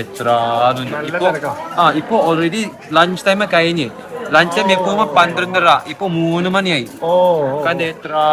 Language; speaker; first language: Malayalam; early bilingual, heritage; Malayalam